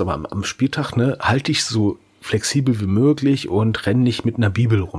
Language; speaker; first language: German; native; German